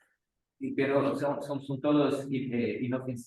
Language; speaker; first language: Spanish; non-native, fluent; Portuguese